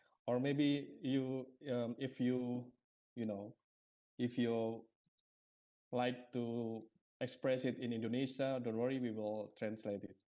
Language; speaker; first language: English; non-native, fluent; Indonesian